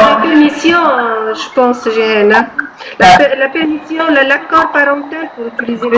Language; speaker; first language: French; non-native, local second language; Arabic